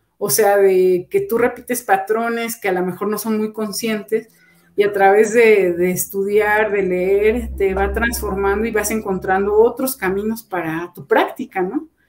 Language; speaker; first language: Spanish; native; Spanish